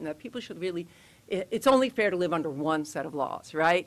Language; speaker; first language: English; native; English